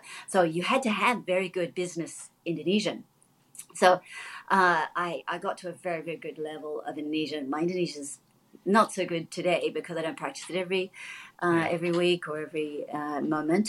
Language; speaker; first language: English; native; English